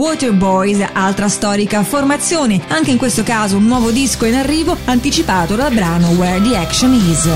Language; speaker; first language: Italian; native; Italian